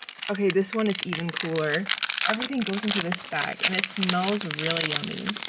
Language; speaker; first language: English; early bilingual, other home language; Chinese